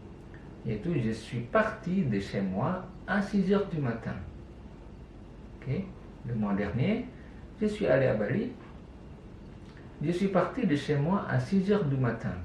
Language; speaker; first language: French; non-native, fluent; Indonesian